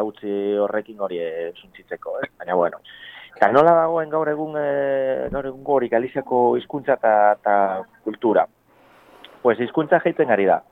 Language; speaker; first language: Basque; non-native, fluent; Galician